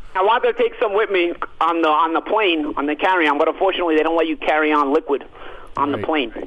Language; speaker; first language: English; early bilingual, other home language; Italian